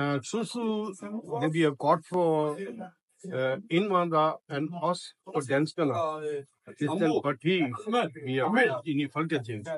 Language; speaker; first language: Danish; non-native, learner; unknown